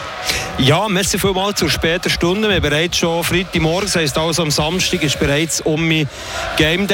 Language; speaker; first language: German; native; German